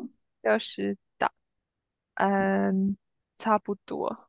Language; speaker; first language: Chinese; non-native, learner; English